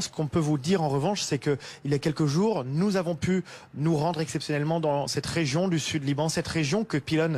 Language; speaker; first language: French; native; French